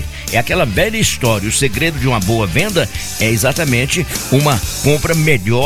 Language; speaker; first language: Portuguese; native; Portuguese